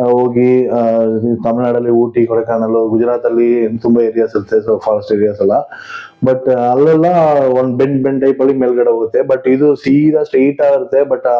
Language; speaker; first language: Kannada; non-native, local second language; Tamil